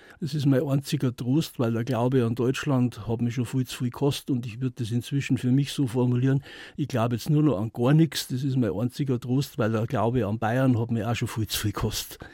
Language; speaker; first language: German; native; German